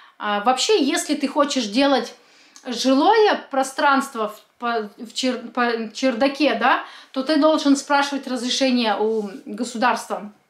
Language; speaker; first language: Russian; native; Russian